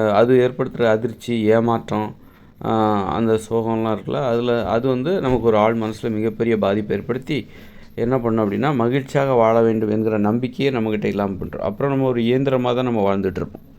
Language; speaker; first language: Tamil; native; Tamil